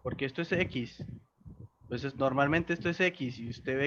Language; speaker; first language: Spanish; native; Spanish